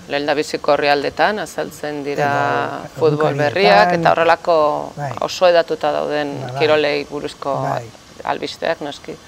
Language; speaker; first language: Basque; native; Basque